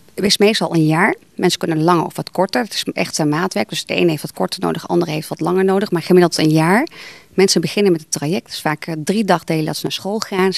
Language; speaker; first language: Dutch; early bilingual, other home language; Turkish